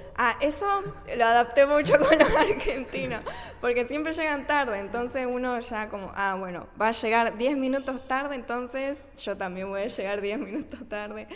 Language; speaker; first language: Spanish; early bilingual, other home language; Japanese